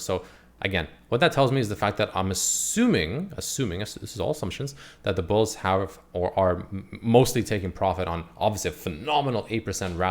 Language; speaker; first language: English; native; English